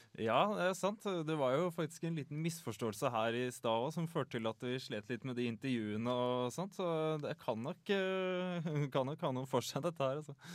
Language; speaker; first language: Norwegian; native; Norwegian